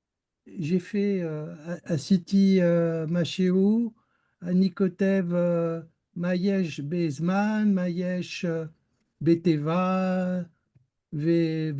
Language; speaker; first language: Hebrew; non-native, learner; French